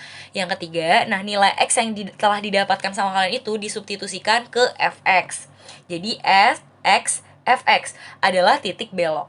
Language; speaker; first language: Indonesian; native; Indonesian